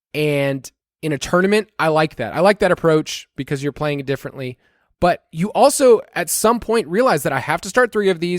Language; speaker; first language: English; native; English